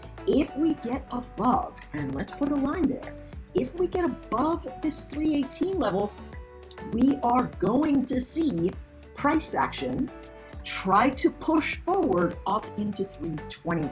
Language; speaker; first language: English; native; English